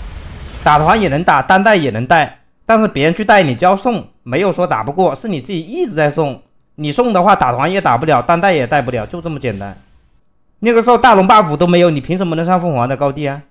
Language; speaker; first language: Chinese; native; Chinese